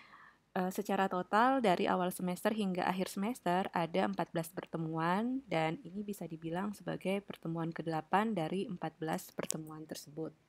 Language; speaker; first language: Indonesian; native; Indonesian